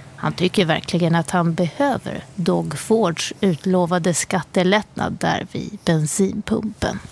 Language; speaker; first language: Swedish; native; Swedish